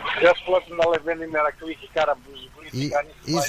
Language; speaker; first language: Greek; early bilingual, heritage; Greek